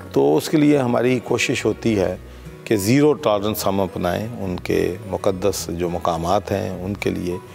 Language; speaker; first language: Urdu; non-native, local second language; Punjabi